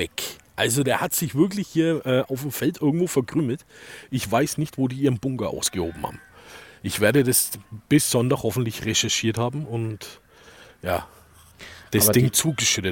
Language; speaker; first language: German; native; German